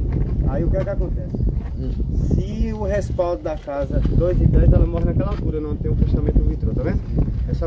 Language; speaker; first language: Portuguese; native; Portuguese